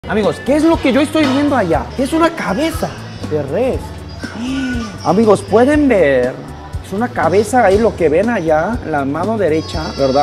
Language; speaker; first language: Spanish; non-native, fluent; Korean